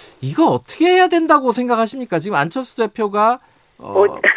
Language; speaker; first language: Korean; native; Korean